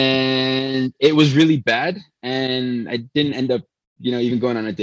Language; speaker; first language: English; early bilingual, other home language; Spanish